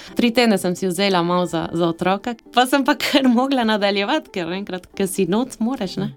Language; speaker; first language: Slovenian; early bilingual, heritage; Slovenian